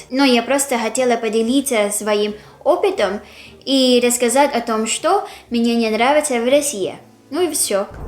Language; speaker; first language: Russian; non-native, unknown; Filipino